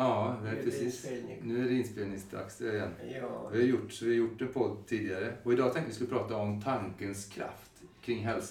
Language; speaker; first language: Swedish; native; Swedish